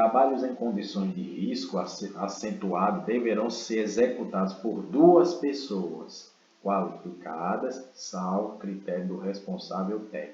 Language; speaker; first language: Portuguese; native; Portuguese